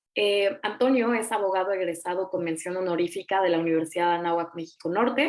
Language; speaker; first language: Spanish; native; Spanish